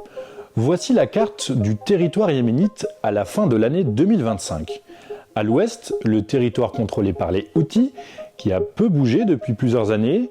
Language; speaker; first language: French; native; French